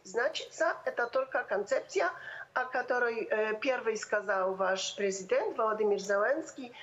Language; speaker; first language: Russian; non-native, fluent; Polish